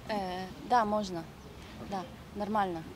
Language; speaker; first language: Russian; non-native, fluent; Hebrew